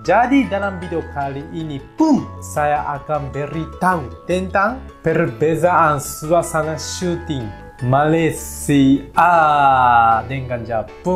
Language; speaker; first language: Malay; non-native, learner; Japanese